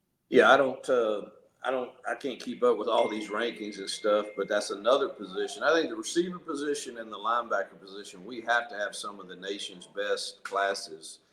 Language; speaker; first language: English; native; English